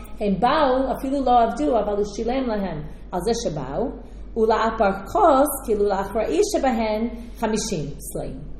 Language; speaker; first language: Hebrew; non-native, fluent; English